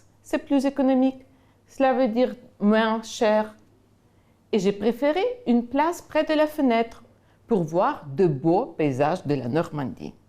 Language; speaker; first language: French; non-native, fluent; Ukrainian